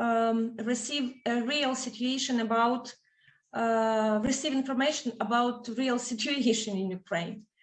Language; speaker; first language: English; non-native, fluent; Ukrainian